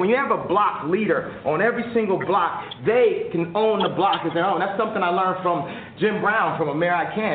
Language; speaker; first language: English; native; English